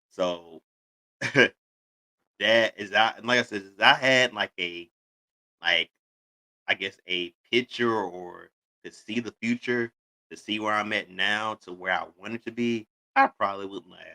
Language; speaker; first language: English; native; English